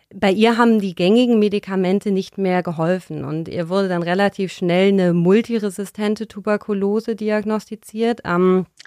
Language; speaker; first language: German; native; German